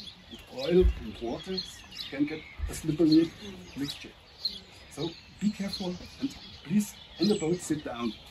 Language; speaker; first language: English; non-native, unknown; German